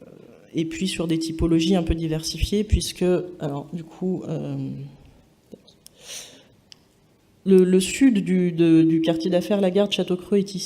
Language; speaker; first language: French; native; French